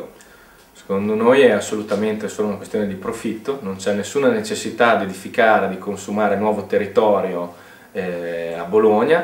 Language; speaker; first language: Italian; native; Italian